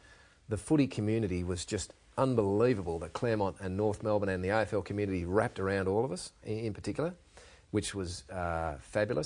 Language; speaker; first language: English; native; English